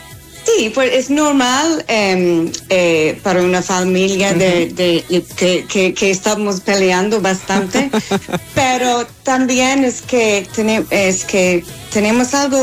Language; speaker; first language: Spanish; non-native, learner; English